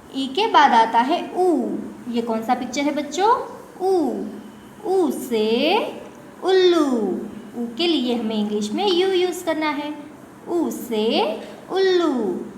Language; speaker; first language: Hindi; non-native, local second language; Gujarati